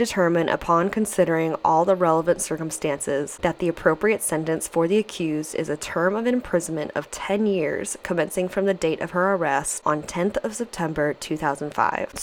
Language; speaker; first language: English; native; English